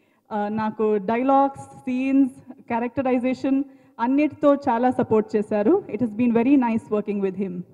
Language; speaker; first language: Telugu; non-native, learner; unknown